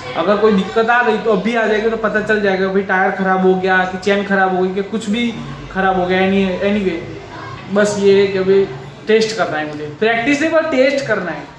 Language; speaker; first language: Hindi; non-native, local second language; Marathi